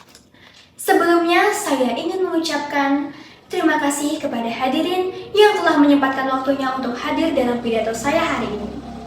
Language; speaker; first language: Indonesian; native; Indonesian